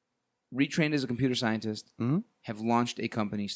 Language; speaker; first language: English; native; English